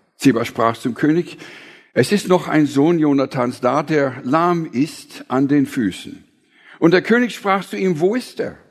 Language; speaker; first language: German; non-native, fluent; English